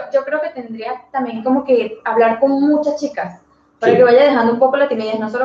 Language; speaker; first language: Spanish; native; Spanish